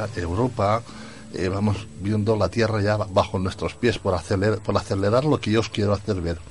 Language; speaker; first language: Spanish; native; Spanish